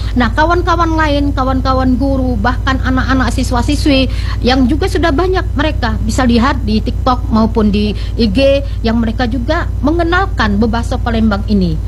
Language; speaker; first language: Indonesian; native; Indonesian